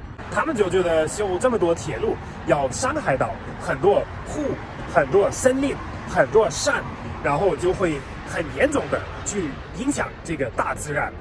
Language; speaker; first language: Chinese; non-native, fluent; German